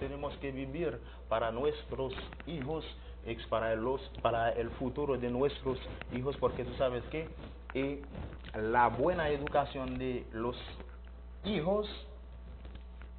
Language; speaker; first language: Spanish; non-native, learner; Haitian Creole